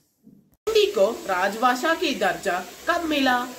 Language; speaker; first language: Hindi; non-native, local second language; Tamil